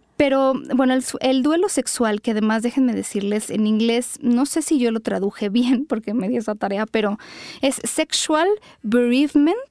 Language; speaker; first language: Spanish; native; Spanish